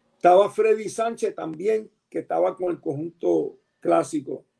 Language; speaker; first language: Spanish; early bilingual, heritage; Spanish